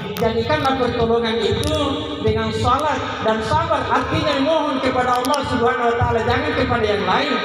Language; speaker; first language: Indonesian; non-native, local second language; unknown